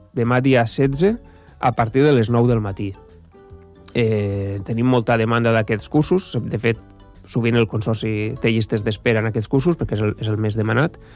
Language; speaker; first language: Catalan; native; Catalan